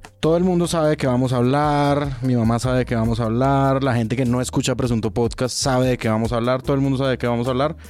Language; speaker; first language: Spanish; native; Spanish